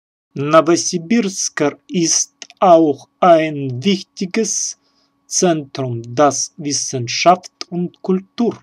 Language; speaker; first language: German; non-native, learner; Russian